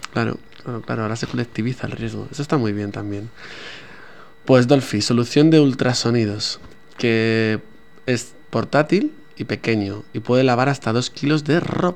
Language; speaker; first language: Spanish; native; Spanish